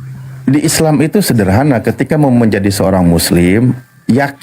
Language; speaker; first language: Indonesian; native; Indonesian